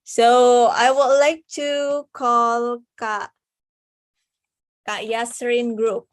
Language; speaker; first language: English; non-native, fluent; Indonesian